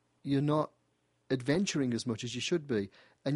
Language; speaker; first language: English; native; English